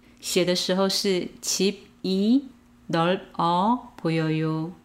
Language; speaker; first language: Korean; non-native, fluent; Chinese